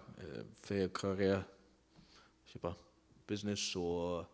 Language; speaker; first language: French; non-native, learner; English